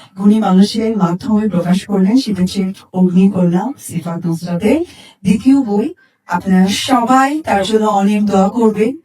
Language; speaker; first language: Bangla; native; Bangla